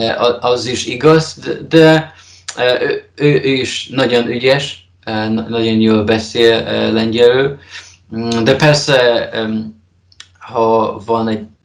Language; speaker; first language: Hungarian; non-native, learner; Polish